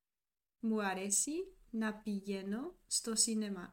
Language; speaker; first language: Greek; non-native, learner; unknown